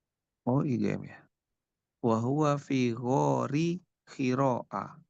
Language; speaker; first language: Arabic; non-native, learner; Indonesian